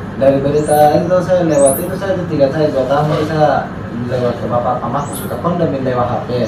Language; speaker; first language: Indonesian; non-native, learner; Rohingya